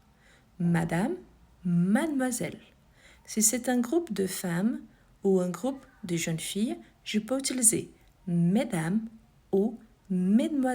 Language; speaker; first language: French; non-native, fluent; Portuguese